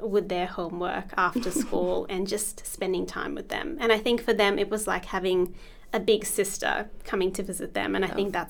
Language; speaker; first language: English; native; English